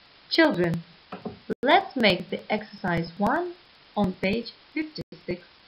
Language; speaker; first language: English; non-native, fluent; Ukrainian